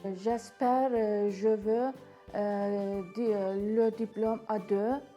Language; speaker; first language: French; non-native, learner; Turkish